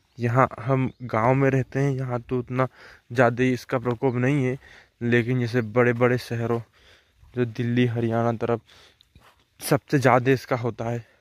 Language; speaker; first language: Hindi; native; Hindi